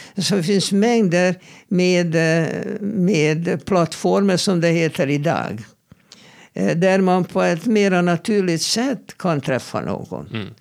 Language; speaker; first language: Swedish; non-native, fluent; Hebrew